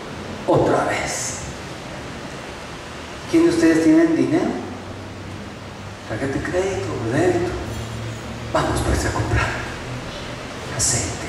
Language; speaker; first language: Spanish; native; Spanish